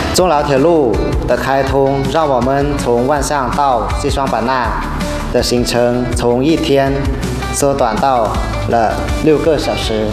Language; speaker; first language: Chinese; non-native, fluent; Lao